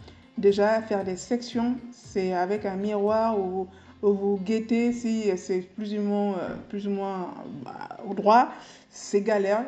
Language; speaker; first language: French; native; French